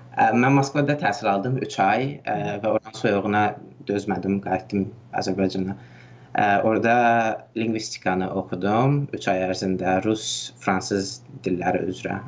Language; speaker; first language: Azerbaijani; native; Azerbaijani